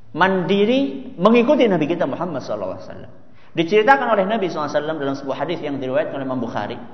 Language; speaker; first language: Indonesian; non-native, local second language; Javanese